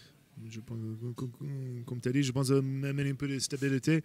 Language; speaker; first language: French; non-native, fluent; English